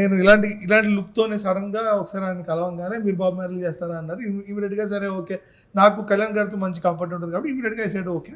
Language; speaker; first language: Telugu; native; Telugu